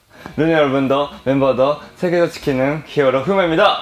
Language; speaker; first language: Korean; non-native, fluent; Japanese